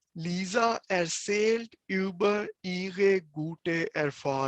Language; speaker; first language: German; non-native, fluent; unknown